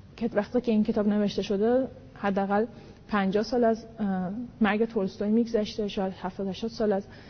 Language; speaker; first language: Persian; native; Persian